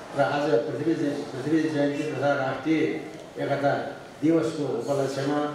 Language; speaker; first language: Nepali; native; Nepali